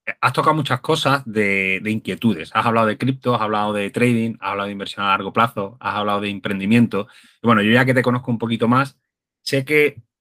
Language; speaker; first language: Spanish; native; Spanish